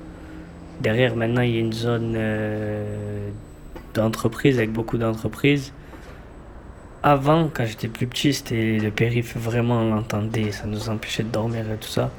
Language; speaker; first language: French; native; French